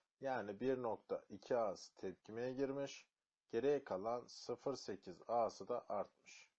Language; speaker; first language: Turkish; native; Turkish